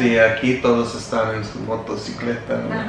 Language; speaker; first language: Spanish; non-native, learner; English